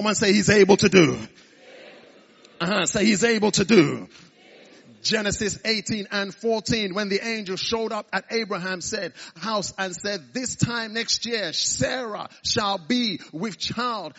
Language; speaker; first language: English; non-native, local second language; Igbo